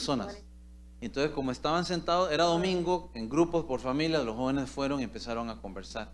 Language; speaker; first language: Spanish; native; Spanish